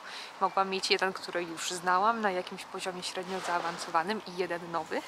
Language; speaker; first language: Polish; native; Polish